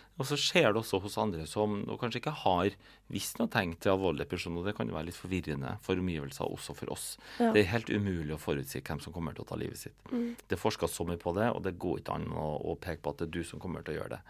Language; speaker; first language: Norwegian; native; Norwegian